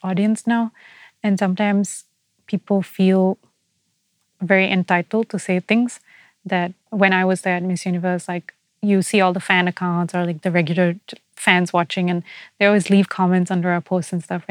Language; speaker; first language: English; native; English